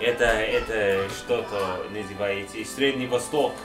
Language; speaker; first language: Russian; non-native, learner; English